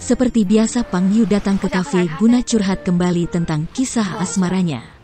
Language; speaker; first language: Indonesian; native; Indonesian